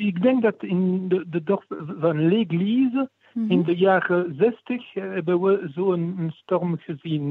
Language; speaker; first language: Dutch; non-native, fluent; French